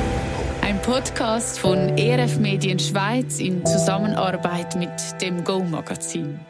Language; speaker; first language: German; native; German